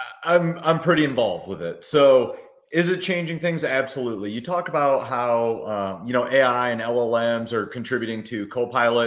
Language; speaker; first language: English; native; English